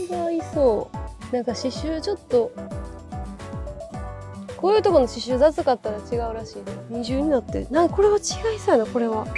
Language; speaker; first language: Japanese; native; Japanese